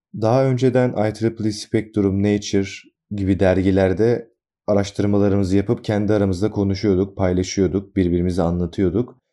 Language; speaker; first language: Turkish; native; Turkish